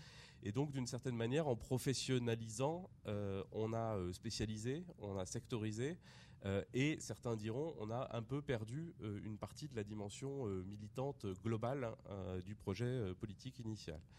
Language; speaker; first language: French; native; French